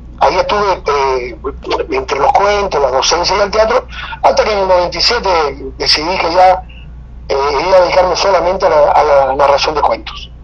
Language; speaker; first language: Spanish; native; Spanish